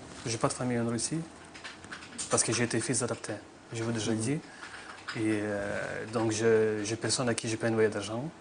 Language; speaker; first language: French; non-native, fluent; Russian